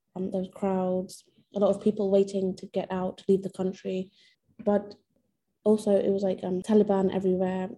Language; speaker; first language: English; non-native, fluent; Persian